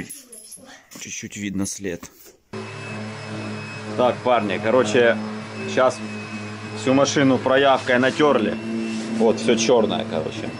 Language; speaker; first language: Russian; native; Russian